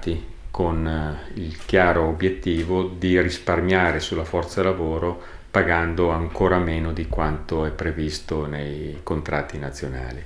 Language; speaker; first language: Italian; native; Italian